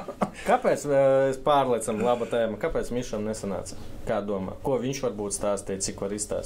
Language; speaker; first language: Latvian; native; Latvian